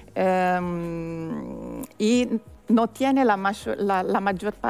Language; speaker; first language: Spanish; non-native, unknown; Italian